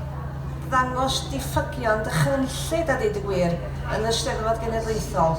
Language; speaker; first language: Welsh; native; Welsh